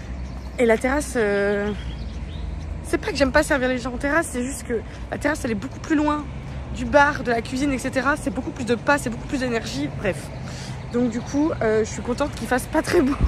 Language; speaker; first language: French; native; French